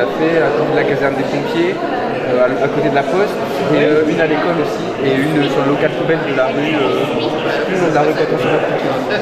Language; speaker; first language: French; native; French